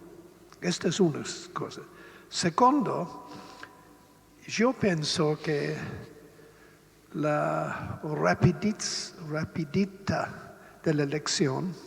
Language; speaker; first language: Spanish; non-native, learner; Italian